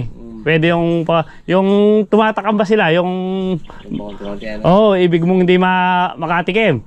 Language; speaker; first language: Filipino; native; Filipino